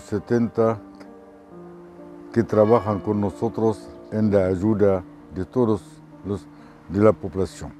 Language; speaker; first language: Spanish; non-native, fluent; Arabic